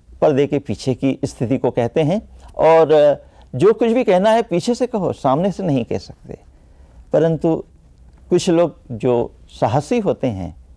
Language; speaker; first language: Hindi; native; Hindi